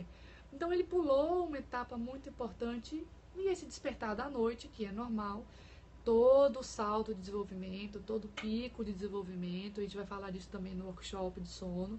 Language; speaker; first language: Portuguese; native; Portuguese